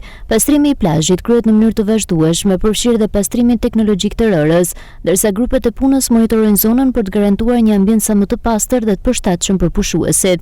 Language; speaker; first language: Albanian; native; Albanian